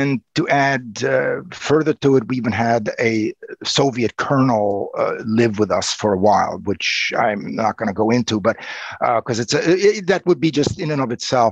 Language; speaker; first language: English; non-native, fluent; Romanian